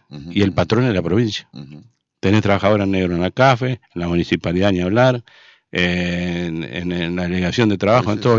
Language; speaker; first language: Spanish; native; Spanish